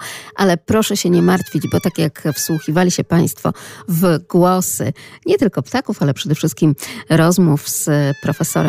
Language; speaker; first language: Polish; native; Polish